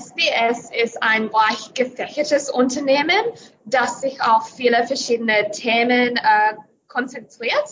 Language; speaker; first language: German; non-native, learner; English